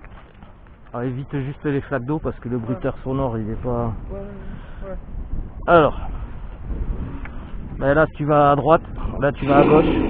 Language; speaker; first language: French; native; French